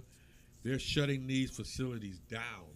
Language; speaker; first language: English; native; English